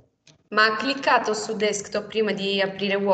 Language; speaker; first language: Italian; native; Italian